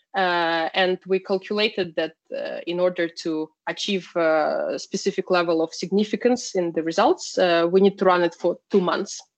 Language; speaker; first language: English; non-native, fluent; Russian